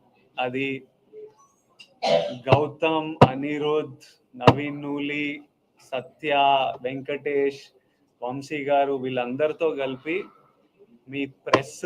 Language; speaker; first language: Telugu; native; Telugu